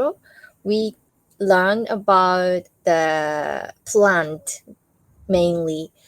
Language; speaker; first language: English; non-native, learner; Japanese